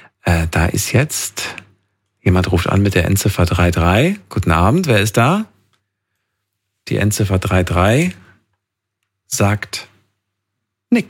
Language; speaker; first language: German; native; German